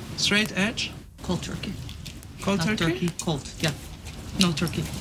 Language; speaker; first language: English; early bilingual, other home language; Persian